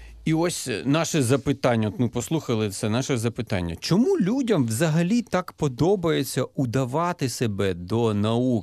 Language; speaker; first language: Ukrainian; native; Ukrainian